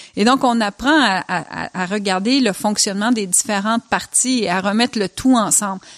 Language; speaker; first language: French; native; French